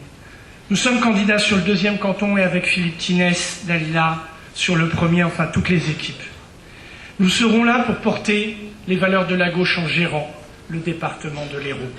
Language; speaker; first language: French; native; French